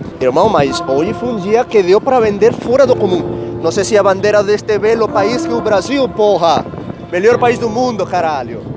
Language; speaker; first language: Portuguese; non-native, fluent; Spanish